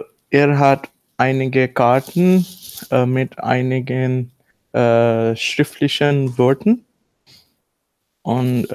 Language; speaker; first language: German; non-native, learner; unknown